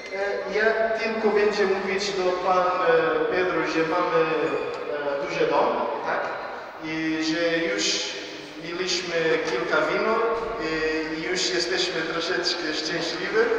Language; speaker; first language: Polish; non-native, learner; Portuguese